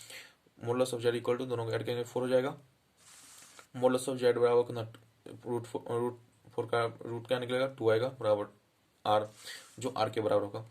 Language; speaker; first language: Hindi; native; Hindi